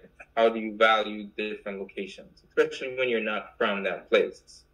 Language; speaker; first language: English; native; English